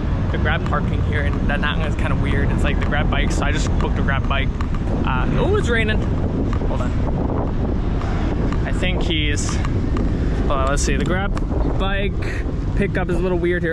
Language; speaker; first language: English; native; English